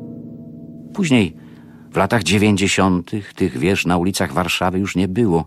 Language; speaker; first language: Polish; native; Polish